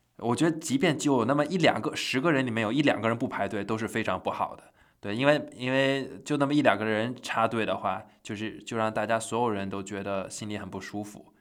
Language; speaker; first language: Chinese; native; Chinese